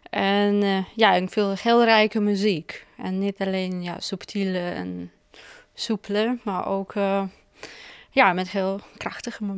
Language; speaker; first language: Dutch; non-native, fluent; Russian